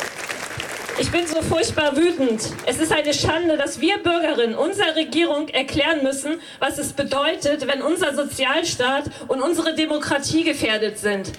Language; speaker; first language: German; native; German